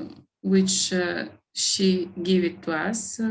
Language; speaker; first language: English; non-native, learner; Bulgarian